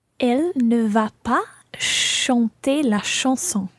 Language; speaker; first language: French; non-native, learner; English